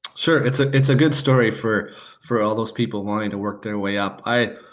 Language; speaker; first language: English; native; English